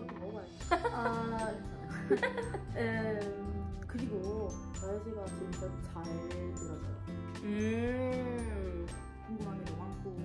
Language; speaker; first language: Korean; non-native, learner; English